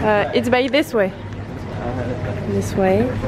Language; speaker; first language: English; non-native, learner; French